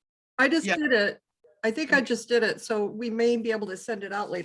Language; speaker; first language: English; native; English